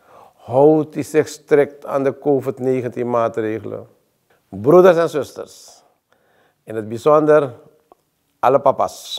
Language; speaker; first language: Dutch; native; Dutch